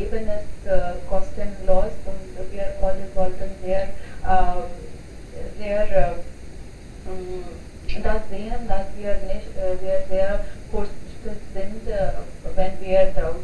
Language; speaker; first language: German; non-native, learner; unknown